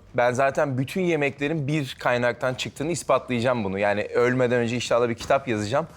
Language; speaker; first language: Turkish; native; Turkish